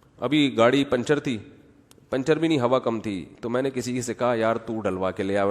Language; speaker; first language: Urdu; native; Urdu